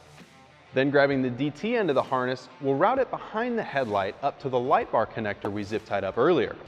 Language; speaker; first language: English; native; English